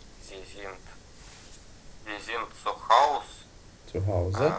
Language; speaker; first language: German; non-native, learner; Ukrainian